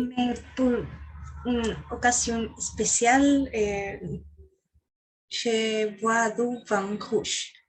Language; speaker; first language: French; non-native, learner; Spanish